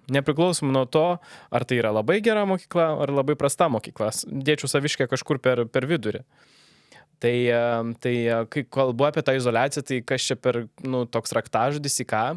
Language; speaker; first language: Lithuanian; non-native, local second language; Polish